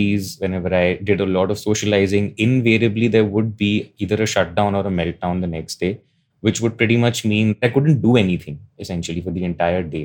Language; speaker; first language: English; non-native, local second language; Hindi